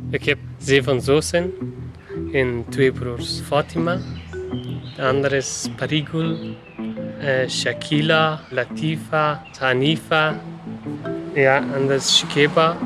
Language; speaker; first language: Dutch; non-native, fluent; Persian